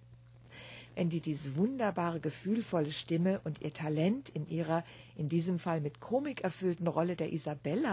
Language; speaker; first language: German; native; German